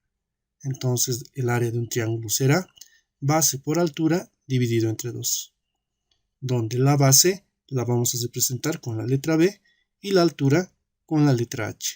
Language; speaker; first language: Spanish; native; Spanish